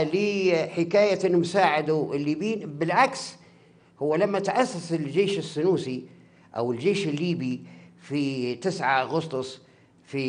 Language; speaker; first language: Arabic; native; Arabic